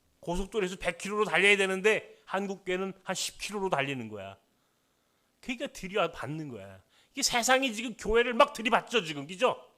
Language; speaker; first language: Korean; native; Korean